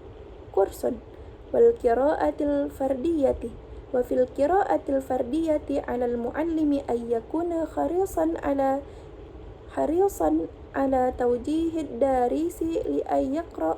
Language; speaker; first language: Arabic; non-native, learner; Indonesian